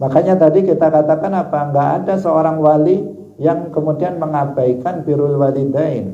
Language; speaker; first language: Indonesian; non-native, local second language; Javanese